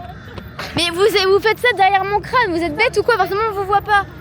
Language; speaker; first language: French; native; French